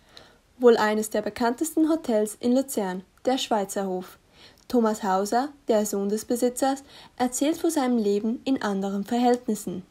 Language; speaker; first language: German; native; German